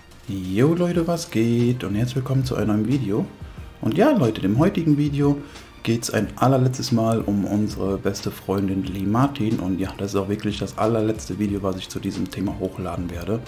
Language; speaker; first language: German; native; German